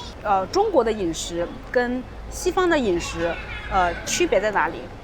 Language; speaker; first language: Chinese; native; Chinese